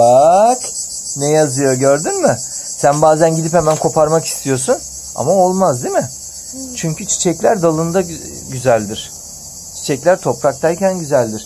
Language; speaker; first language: Turkish; native; Turkish